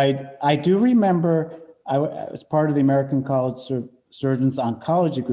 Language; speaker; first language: English; native; English